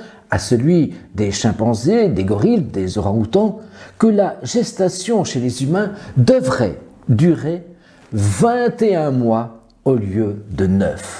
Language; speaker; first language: French; native; French